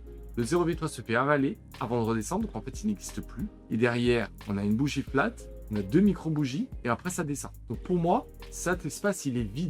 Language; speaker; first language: French; native; French